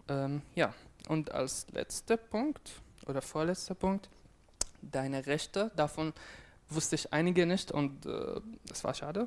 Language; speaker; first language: German; non-native, fluent; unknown